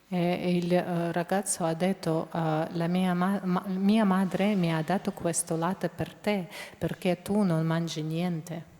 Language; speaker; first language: Italian; non-native, fluent; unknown